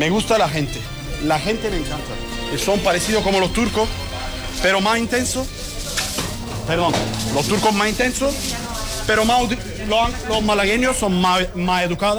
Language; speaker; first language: Spanish; non-native, learner; Turkish